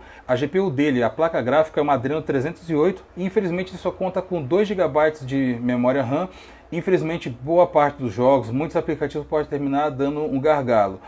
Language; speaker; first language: Portuguese; native; Portuguese